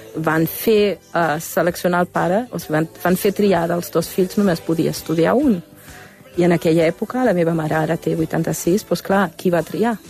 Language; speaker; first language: Catalan; non-native, fluent; German